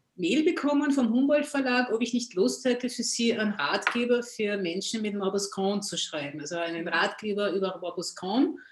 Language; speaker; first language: German; native; German